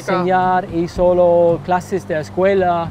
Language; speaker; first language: Spanish; non-native, learner; English